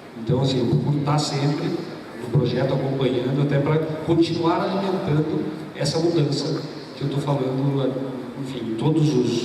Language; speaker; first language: Portuguese; native; Portuguese